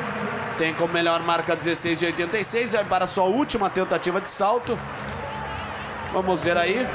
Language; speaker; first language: Portuguese; native; Portuguese